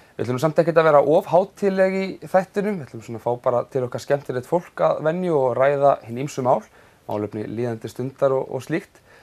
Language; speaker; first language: Icelandic; native; Icelandic